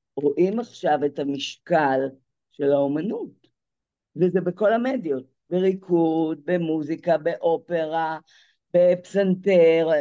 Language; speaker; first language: Hebrew; native; Hebrew